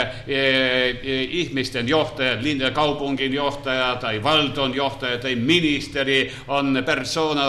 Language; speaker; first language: Finnish; non-native, learner; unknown